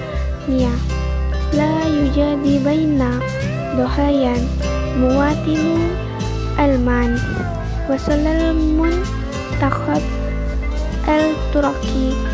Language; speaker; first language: Arabic; non-native, learner; Indonesian